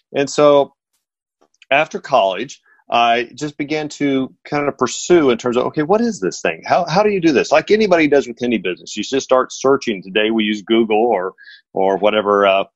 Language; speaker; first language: English; native; English